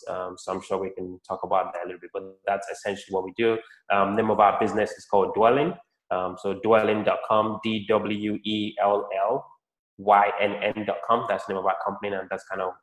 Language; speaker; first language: English; non-native, local second language; Yoruba